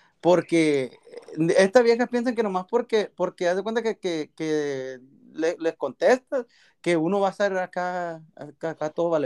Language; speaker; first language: Spanish; early bilingual, heritage; Spanish